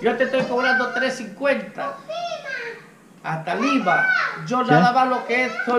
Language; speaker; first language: Spanish; native; Spanish